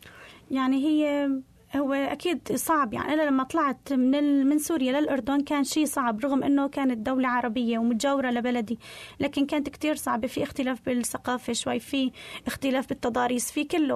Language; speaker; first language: Arabic; native; Arabic